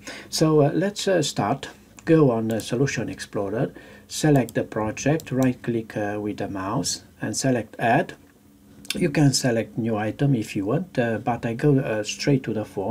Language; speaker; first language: English; non-native, fluent; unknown